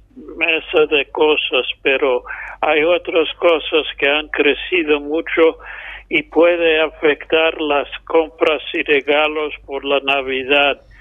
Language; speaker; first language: Spanish; non-native, fluent; English